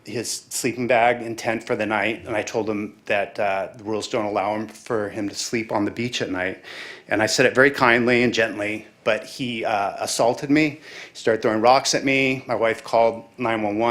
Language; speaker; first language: English; native; English